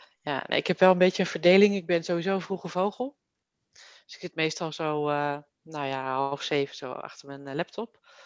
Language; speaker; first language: Dutch; native; Dutch